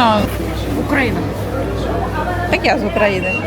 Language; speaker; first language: Polish; non-native, learner; Ukrainian